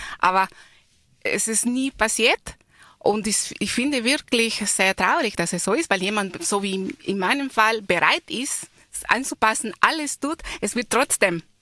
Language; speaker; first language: German; non-native, fluent; Spanish